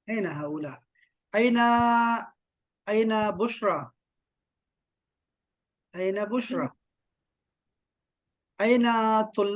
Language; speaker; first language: Arabic; non-native, fluent; Urdu